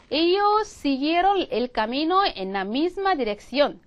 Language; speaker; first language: Spanish; non-native, fluent; Korean